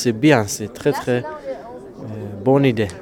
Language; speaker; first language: French; non-native, learner; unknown